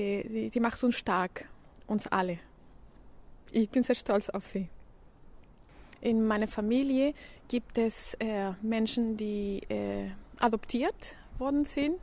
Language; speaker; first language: German; non-native, fluent; Spanish